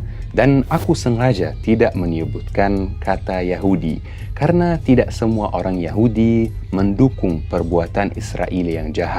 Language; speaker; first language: Indonesian; non-native, fluent; Arabic